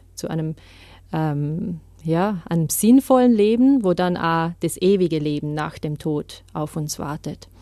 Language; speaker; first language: German; native; German